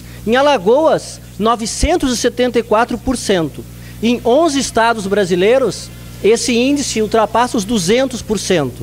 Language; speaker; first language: Portuguese; native; Portuguese